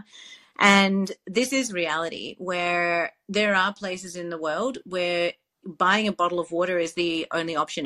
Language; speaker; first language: English; native; English